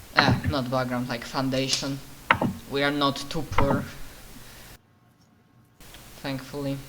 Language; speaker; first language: English; non-native, fluent; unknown